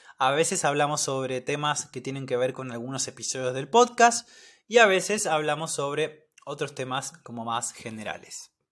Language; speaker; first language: Spanish; native; Spanish